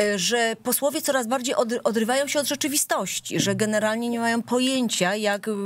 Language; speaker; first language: Polish; native; Polish